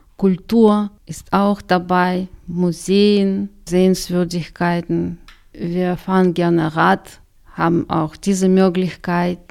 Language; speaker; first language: German; non-native, fluent; Russian